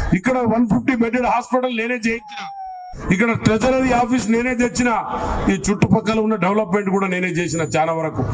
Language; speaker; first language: Telugu; non-native, local second language; Lambadi